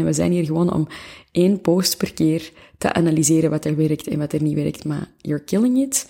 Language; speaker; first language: Dutch; native; Dutch